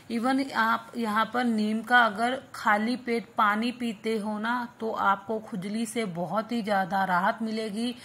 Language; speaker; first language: Hindi; non-native, local second language; Punjabi